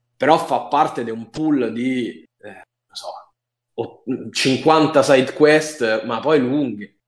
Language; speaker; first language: Italian; native; Italian